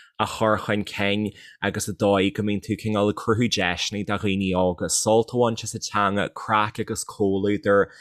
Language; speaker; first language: Irish; native; Irish